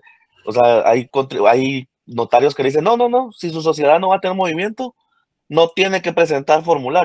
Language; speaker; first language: Spanish; native; Spanish